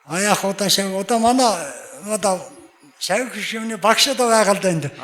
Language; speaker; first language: Mongolian; native; Mongolian